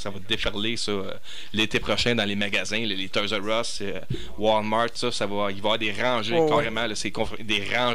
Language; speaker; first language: French; native; French